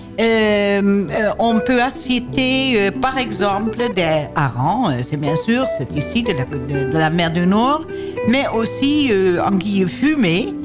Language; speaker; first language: French; non-native, learner; Dutch